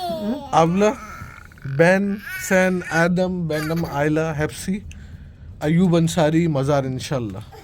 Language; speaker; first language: Turkish; non-native, learner; Urdu